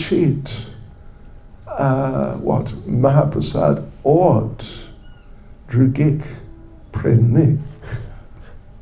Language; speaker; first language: Russian; non-native, learner; English